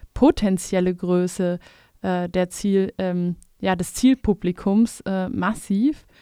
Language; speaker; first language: German; native; German